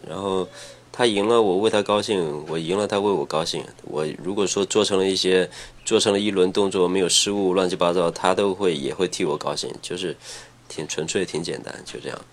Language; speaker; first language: Chinese; native; Chinese